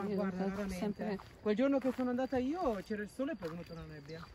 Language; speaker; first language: Italian; native; Italian